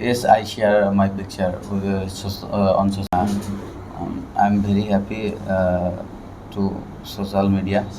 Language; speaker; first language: English; non-native, learner; Bangla